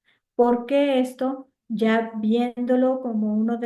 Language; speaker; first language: Spanish; native; Spanish